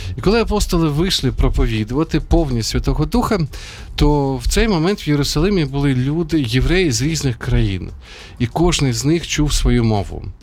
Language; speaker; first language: Ukrainian; native; Ukrainian